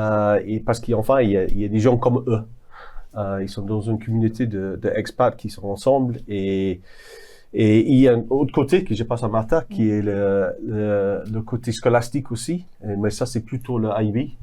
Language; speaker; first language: French; non-native, fluent; English